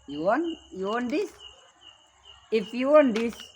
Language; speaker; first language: English; non-native, learner; Indonesian